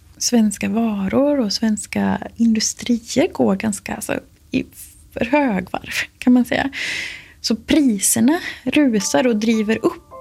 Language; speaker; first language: Swedish; native; Swedish